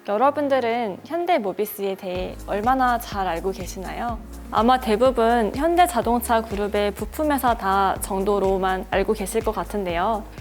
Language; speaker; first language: Korean; native; Korean